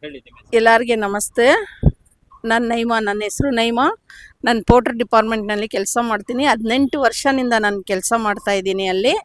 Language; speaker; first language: Kannada; non-native, local second language; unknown